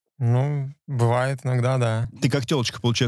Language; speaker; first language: Russian; native; Russian